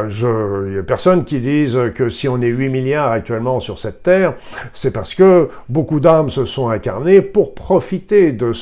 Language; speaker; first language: French; native; French